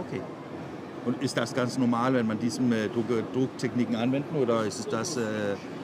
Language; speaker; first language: German; non-native, learner; Danish